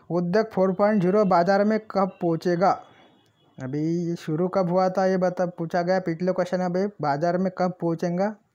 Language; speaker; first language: Hindi; non-native, local second language; Marathi